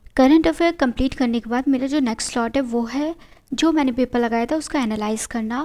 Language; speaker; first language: Hindi; native; Hindi